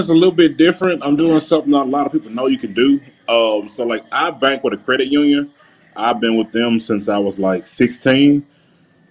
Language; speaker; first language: English; native; English